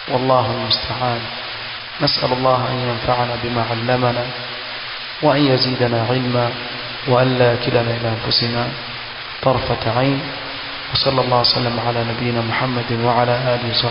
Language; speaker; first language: Arabic; non-native, fluent; Swahili